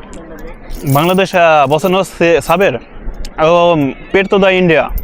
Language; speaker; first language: Portuguese; non-native, learner; Bangla